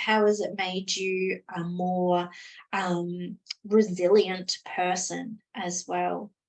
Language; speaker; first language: English; native; English